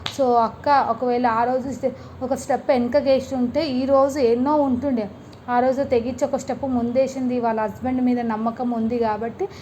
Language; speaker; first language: Telugu; native; Telugu